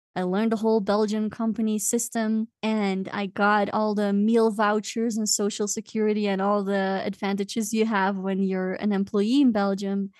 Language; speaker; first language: English; non-native, fluent; Dutch